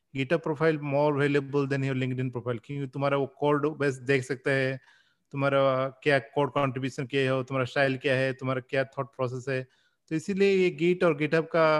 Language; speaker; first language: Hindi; non-native, local second language; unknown